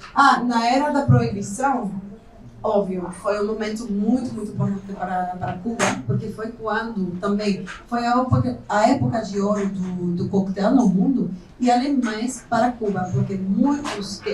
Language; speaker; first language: Portuguese; non-native, fluent; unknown